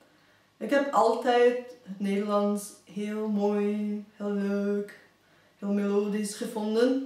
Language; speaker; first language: Dutch; non-native, fluent; Bulgarian